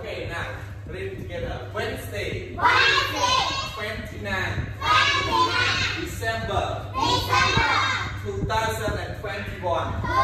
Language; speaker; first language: English; non-native, learner; Khmer